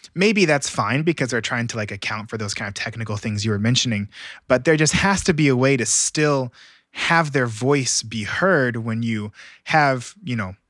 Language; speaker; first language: English; native; English